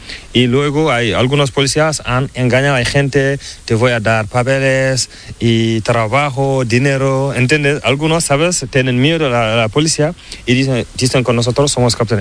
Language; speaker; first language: Spanish; non-native, learner; Fula